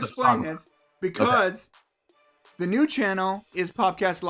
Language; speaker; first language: English; native; English